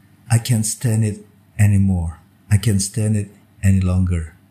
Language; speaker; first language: English; non-native, fluent; Indonesian